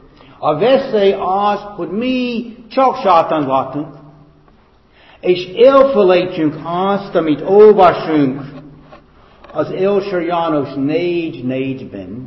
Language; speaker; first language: Hungarian; non-native, fluent; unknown